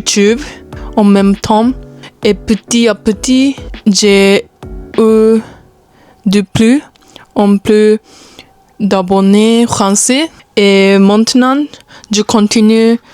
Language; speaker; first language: French; non-native, learner; Japanese